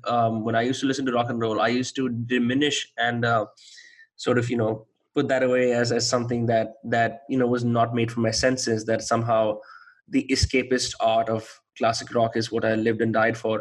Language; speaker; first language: English; non-native, local second language; Hindi